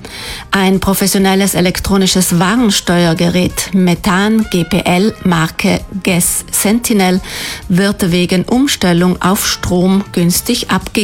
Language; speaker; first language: German; native; German